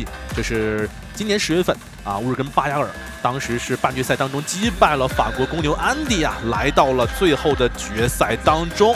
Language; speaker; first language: Chinese; native; Chinese